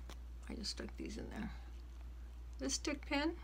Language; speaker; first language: English; native; English